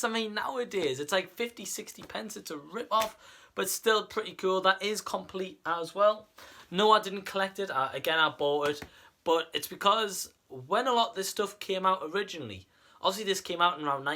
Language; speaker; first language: English; native; English